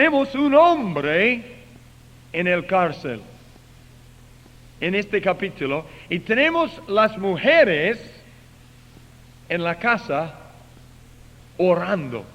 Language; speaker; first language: Spanish; non-native, fluent; English